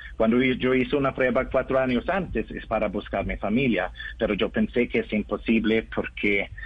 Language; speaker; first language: Spanish; non-native, learner; Norwegian